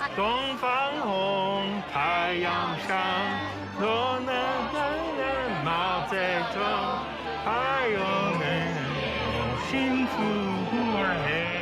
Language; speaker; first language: Chinese; non-native, learner; English